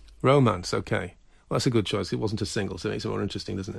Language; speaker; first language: English; native; English